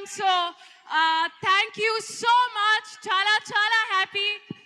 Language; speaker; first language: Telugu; non-native, learner; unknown